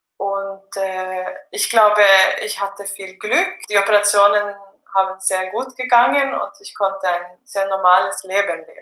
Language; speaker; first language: German; non-native, fluent; English